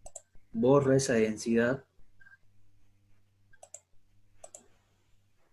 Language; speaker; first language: Spanish; native; Spanish